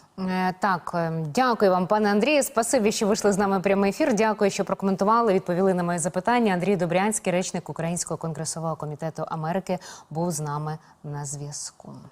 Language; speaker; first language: Ukrainian; native; Ukrainian